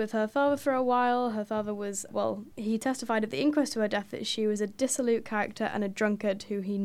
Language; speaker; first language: English; native; English